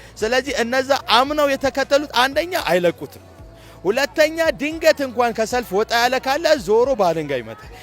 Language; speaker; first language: Amharic; non-native, local second language; Hadiyya